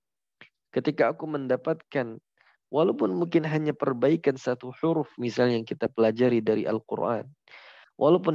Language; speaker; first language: Indonesian; native; Indonesian